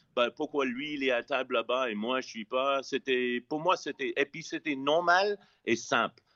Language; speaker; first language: French; non-native, fluent; English